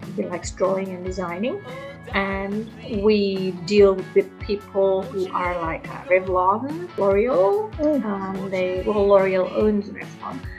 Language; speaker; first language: English; early bilingual, other home language; Indonesian